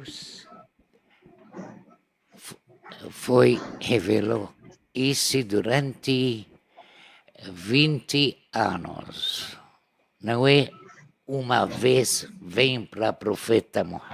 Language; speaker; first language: Portuguese; non-native, learner; Arabic